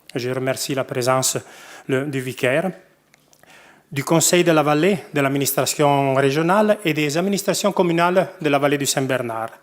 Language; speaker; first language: French; non-native, local second language; Italian